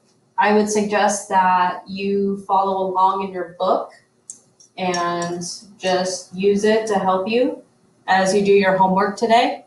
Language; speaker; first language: English; native; English